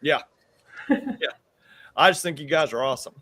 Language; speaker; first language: English; native; English